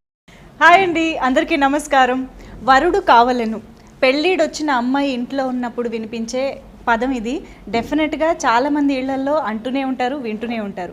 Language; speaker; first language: Telugu; native; Telugu